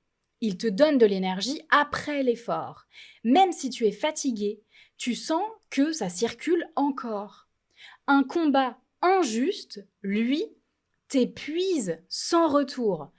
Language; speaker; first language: French; native; French